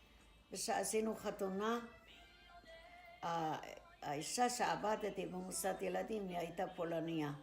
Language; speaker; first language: Hebrew; non-native, fluent; Arabic